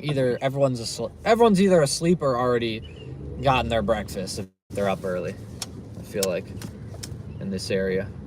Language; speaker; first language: English; native; English